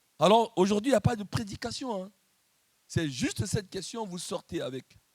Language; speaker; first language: French; non-native, local second language; Lingala